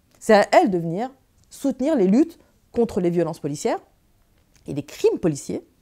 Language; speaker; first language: French; early bilingual, other home language; Arabic